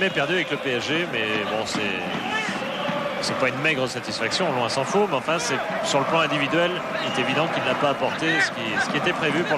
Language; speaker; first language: French; native; French